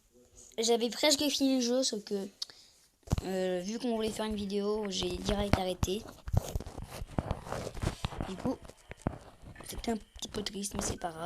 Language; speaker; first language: French; native; French